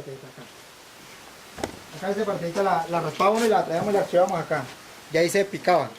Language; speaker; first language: Spanish; native; Spanish